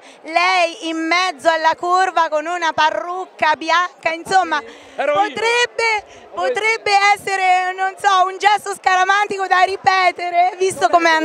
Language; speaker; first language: Italian; native; Italian